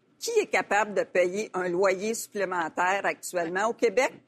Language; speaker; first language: French; native; French